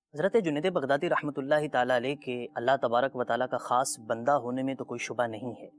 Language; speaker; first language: Urdu; native; Urdu